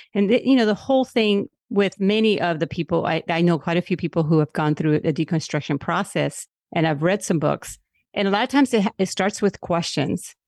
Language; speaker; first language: English; non-native, fluent; Spanish